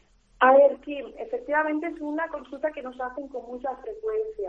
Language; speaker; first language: Spanish; native; Spanish